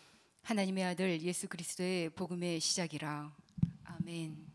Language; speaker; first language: Korean; native; Korean